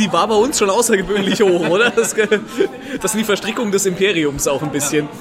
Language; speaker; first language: German; native; German